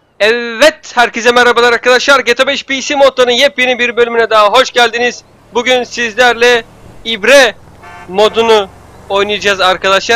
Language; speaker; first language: Turkish; native; Turkish